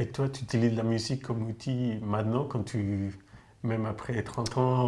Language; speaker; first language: French; non-native, fluent; Spanish